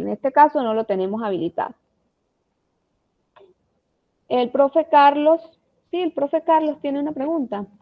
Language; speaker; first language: Spanish; native; Spanish